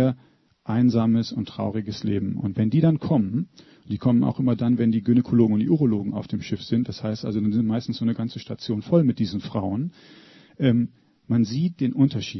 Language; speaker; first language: German; native; German